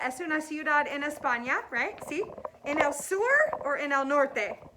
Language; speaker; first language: Spanish; non-native, fluent; English